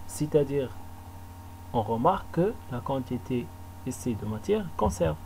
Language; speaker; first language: French; non-native, local second language; Arabic